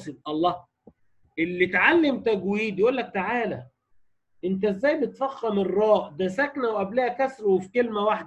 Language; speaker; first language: Arabic; native; Arabic